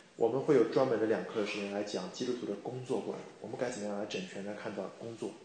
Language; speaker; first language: Chinese; native; Chinese